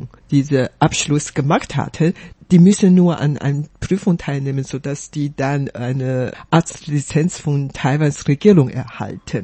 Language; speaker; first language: German; non-native, fluent; Chinese